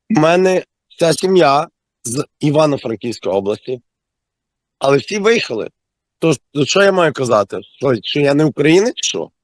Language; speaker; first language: Ukrainian; native; Ukrainian